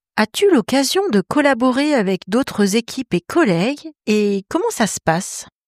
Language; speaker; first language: French; native; French